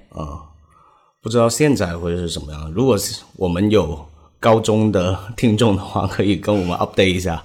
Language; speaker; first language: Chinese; non-native, local second language; Cantonese